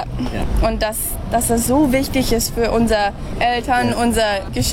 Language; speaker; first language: German; early bilingual, heritage; German